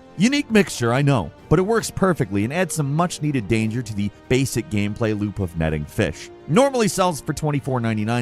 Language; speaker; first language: English; native; English